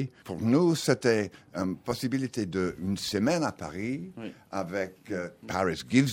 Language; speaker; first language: French; non-native, learner; English